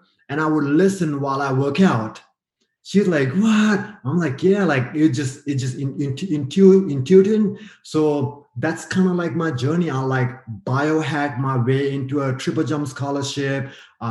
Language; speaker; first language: English; non-native, fluent; Sinhala